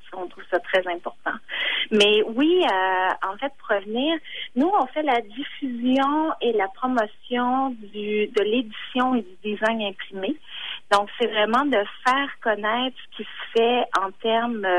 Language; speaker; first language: French; native; French